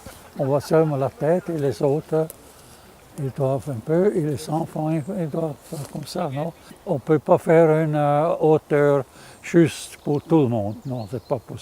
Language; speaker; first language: French; non-native, fluent; German